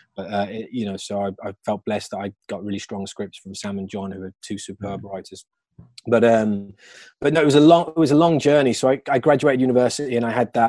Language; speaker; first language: English; native; English